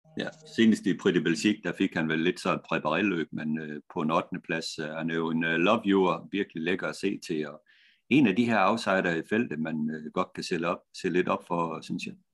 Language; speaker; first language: Danish; native; Danish